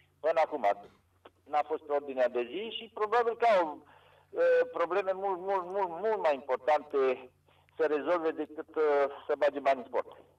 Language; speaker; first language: Romanian; non-native, local second language; Serbian